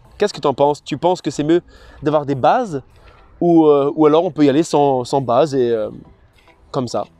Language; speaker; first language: French; native; French